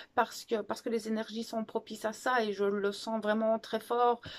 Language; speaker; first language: French; native; French